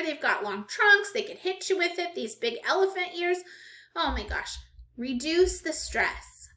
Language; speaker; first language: English; native; English